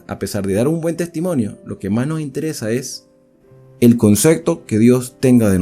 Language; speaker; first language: Spanish; native; Spanish